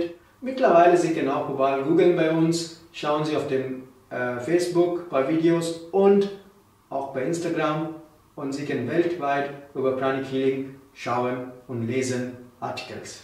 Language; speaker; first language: German; non-native, learner; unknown